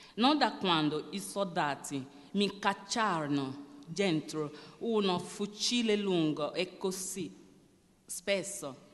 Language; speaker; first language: Italian; non-native, learner; Yoruba